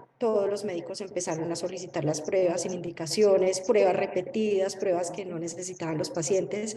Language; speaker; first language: Spanish; native; Spanish